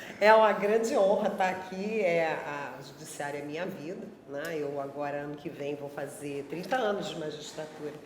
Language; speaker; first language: Portuguese; native; Portuguese